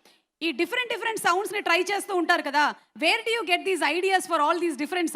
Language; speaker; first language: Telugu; native; Telugu